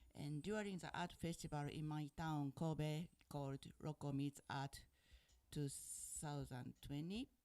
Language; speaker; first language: English; non-native, fluent; Japanese